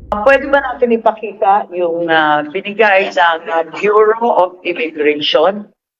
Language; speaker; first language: Filipino; native; Filipino